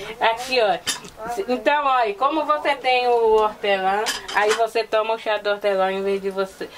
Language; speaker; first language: Portuguese; native; Portuguese